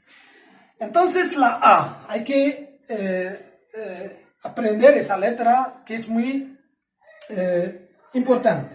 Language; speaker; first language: Spanish; non-native, fluent; Arabic